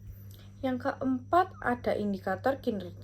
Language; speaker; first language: Indonesian; native; Indonesian